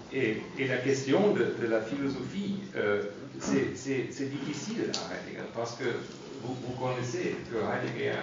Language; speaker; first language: French; non-native, fluent; German